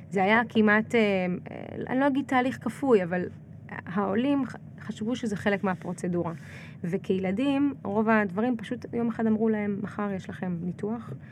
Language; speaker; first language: Hebrew; early bilingual, other home language; Russian